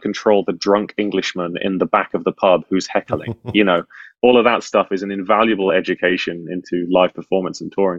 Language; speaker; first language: English; native; English